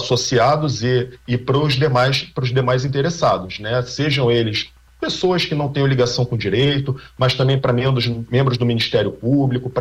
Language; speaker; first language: Portuguese; native; Portuguese